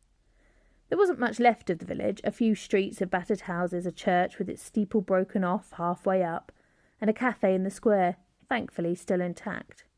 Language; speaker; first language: English; native; English